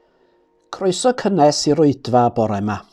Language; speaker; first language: Welsh; native; Welsh